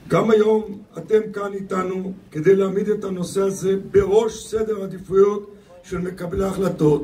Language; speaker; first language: Hebrew; native; Hebrew